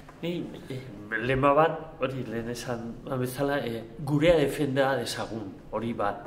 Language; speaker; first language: Basque; non-native, local second language; Spanish